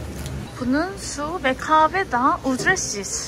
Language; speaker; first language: Turkish; non-native, learner; Korean